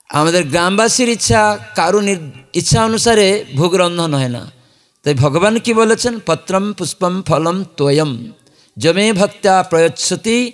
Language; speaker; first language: Bangla; non-native, fluent; Odia